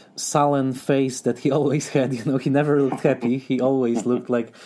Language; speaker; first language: English; non-native, fluent; Polish